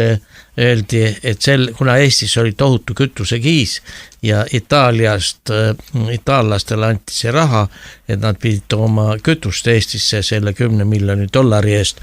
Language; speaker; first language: Estonian; native; Estonian